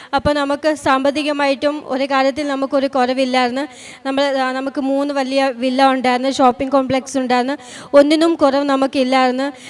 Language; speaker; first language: Malayalam; non-native, fluent; Punjabi